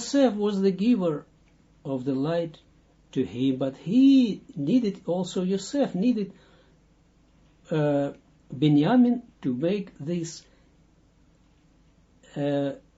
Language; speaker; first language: English; non-native, fluent; Dutch